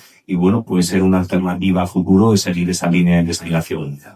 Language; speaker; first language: Spanish; native; Spanish